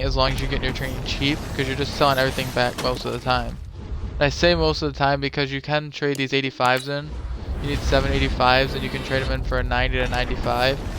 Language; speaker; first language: English; native; English